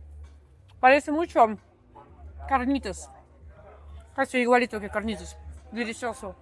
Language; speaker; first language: Spanish; non-native, fluent; Russian